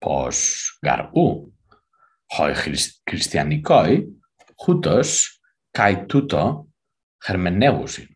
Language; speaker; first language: Greek; non-native, fluent; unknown